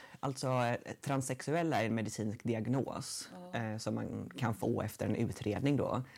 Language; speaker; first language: Swedish; native; Swedish